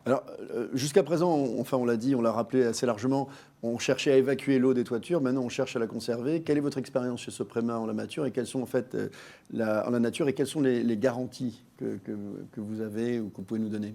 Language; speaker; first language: French; native; French